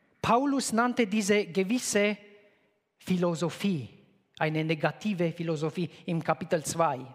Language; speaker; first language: German; non-native, fluent; Romanian